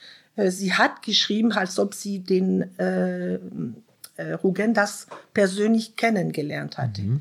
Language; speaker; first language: German; non-native, fluent; French